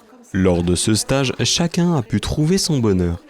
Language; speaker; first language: French; native; French